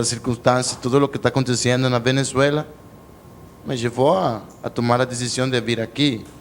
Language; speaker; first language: Portuguese; non-native, learner; Spanish